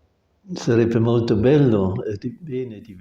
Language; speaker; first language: Italian; non-native, local second language; German